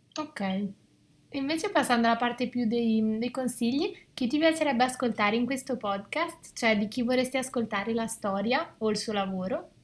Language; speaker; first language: Italian; native; Italian